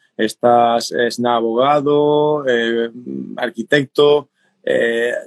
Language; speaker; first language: Spanish; native; Spanish